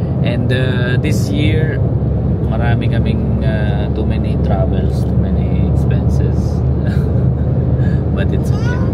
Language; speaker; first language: English; non-native, local second language; Filipino